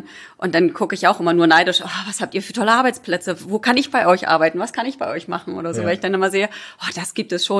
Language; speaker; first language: German; native; German